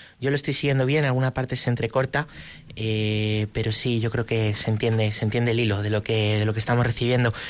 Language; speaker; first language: Spanish; native; Spanish